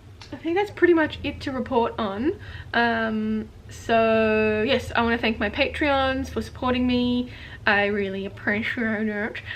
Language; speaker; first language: English; native; English